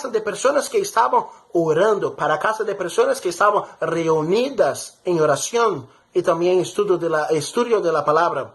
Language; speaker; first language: Spanish; non-native, fluent; Portuguese